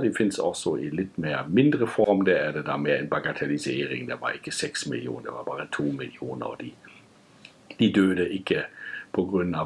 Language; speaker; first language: Norwegian; non-native, fluent; German